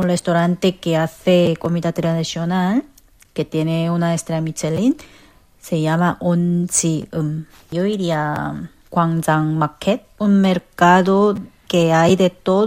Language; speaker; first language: Spanish; non-native, fluent; Korean